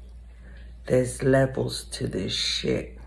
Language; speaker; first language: English; native; English